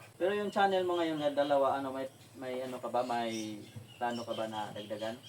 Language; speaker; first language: Filipino; non-native, local second language; Cebuano